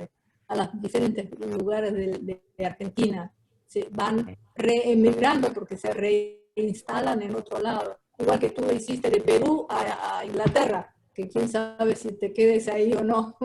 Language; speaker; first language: Spanish; early bilingual, other home language; Hungarian